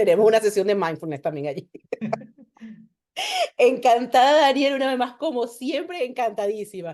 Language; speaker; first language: Spanish; native; Spanish